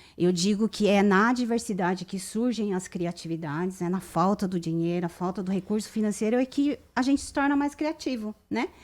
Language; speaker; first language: Portuguese; early bilingual, other home language; Japanese